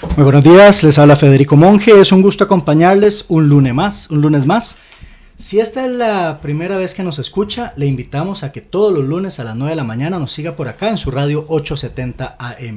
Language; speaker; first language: Spanish; native; Spanish